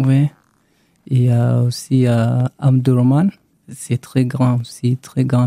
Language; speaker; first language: French; non-native, learner; Arabic